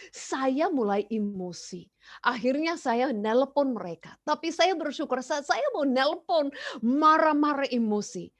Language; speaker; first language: Indonesian; non-native, fluent; English